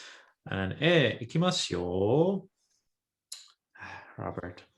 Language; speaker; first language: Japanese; non-native, fluent; English